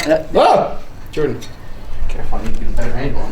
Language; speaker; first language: English; native; English